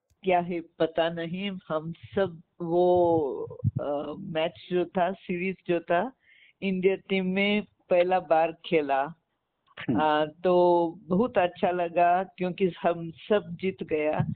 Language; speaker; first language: Hindi; non-native, local second language; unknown